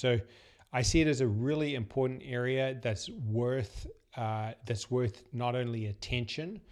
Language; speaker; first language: English; native; English